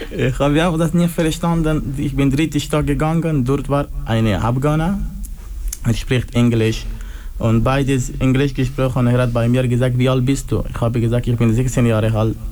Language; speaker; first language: German; non-native, learner; Pashto